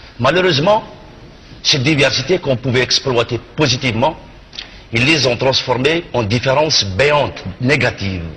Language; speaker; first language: French; non-native, local second language; Kabyle